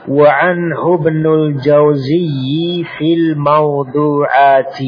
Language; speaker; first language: Arabic; non-native, fluent; Indonesian